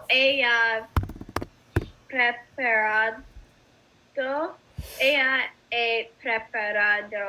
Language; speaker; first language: Spanish; non-native, learner; English